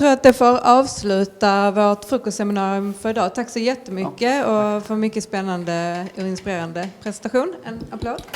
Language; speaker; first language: Swedish; native; Swedish